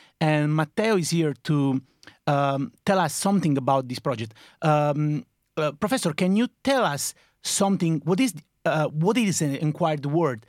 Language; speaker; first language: English; non-native, fluent; Italian